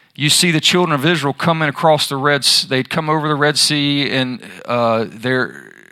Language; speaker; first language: English; native; English